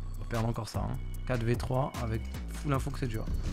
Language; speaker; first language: French; native; French